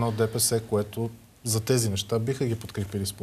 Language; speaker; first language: Bulgarian; native; Bulgarian